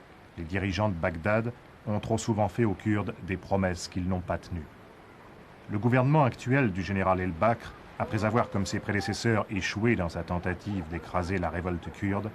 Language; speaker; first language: French; native; French